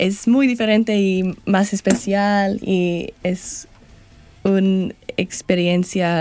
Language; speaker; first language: Spanish; non-native, learner; English